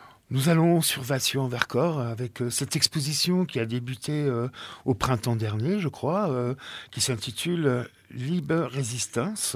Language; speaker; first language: French; native; French